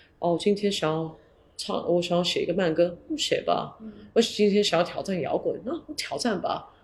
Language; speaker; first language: Chinese; early bilingual, heritage; English